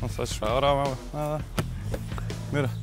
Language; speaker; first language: Spanish; non-native, fluent; Croatian